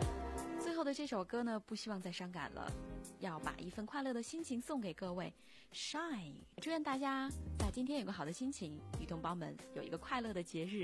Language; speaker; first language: Chinese; native; Chinese